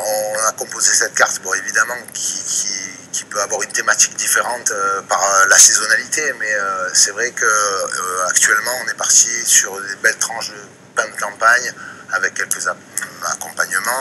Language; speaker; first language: French; native; French